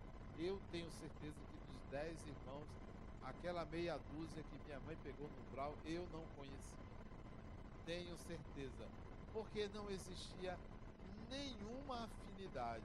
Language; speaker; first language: Portuguese; native; Portuguese